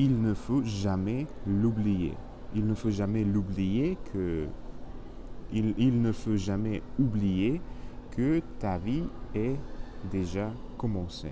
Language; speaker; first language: French; non-native, learner; Spanish